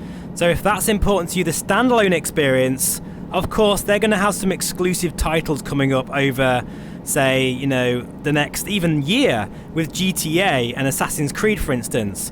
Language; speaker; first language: English; native; English